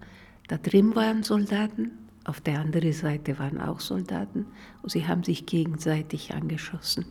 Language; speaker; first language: German; non-native, fluent; Spanish